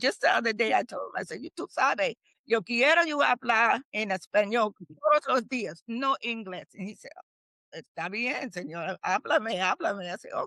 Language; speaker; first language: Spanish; non-native, learner; English